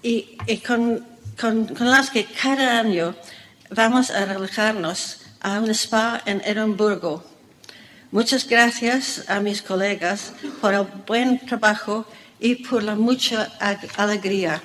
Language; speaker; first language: Spanish; non-native, fluent; English